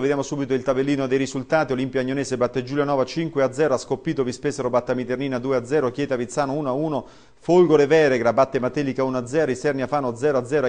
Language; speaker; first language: Italian; native; Italian